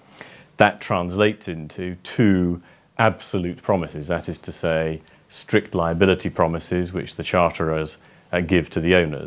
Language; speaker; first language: English; native; English